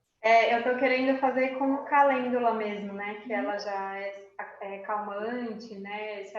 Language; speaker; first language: Portuguese; non-native, fluent; Russian